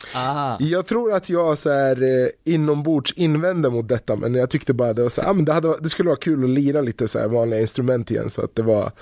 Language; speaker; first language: Swedish; early bilingual, other home language; Bosnian